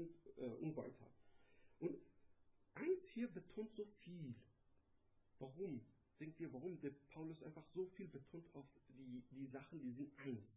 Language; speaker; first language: German; non-native, learner; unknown